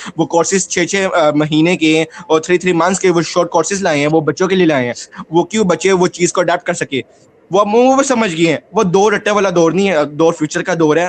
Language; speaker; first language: Urdu; non-native, local second language; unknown